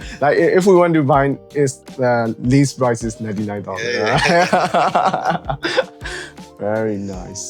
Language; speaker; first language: English; non-native, learner; Burmese